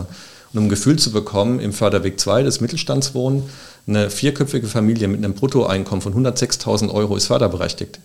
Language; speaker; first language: German; native; German